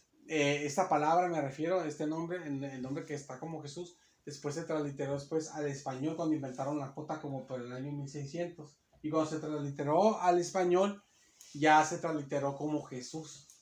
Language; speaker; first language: Spanish; native; Spanish